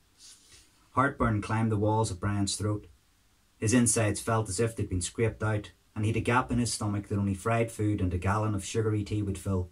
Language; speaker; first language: English; native; English